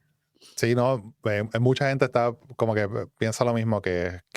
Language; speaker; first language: Spanish; native; Spanish